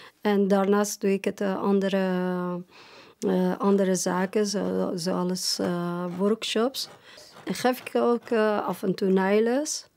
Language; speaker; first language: Dutch; non-native, fluent; Persian